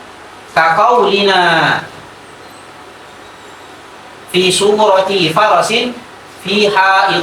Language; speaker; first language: Arabic; non-native, fluent; Indonesian